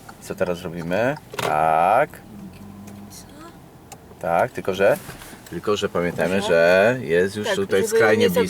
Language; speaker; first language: Polish; native; Polish